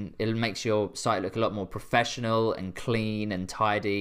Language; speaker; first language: English; native; English